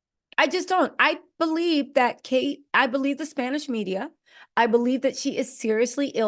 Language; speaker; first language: English; native; English